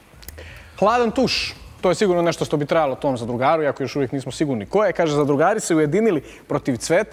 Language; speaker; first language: Serbian; native; Serbian